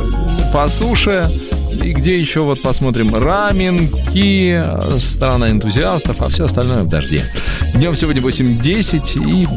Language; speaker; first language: Russian; native; Russian